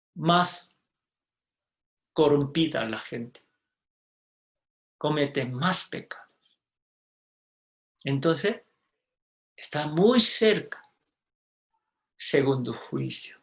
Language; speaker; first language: Spanish; non-native, fluent; Korean